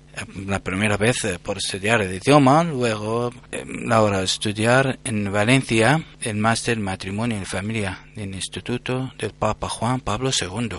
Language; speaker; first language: Spanish; non-native, learner; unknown